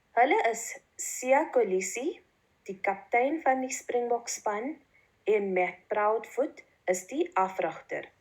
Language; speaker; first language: Afrikaans; non-native, local second language; English